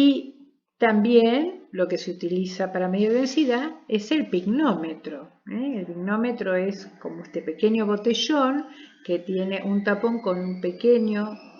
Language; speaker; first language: Spanish; native; Spanish